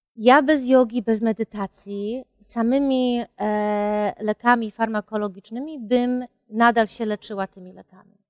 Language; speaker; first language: Polish; early bilingual, heritage; Polish